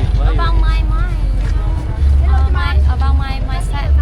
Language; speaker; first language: English; non-native, learner; Vietnamese